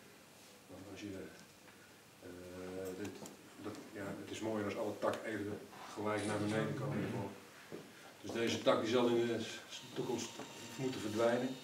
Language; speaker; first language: Dutch; native; Dutch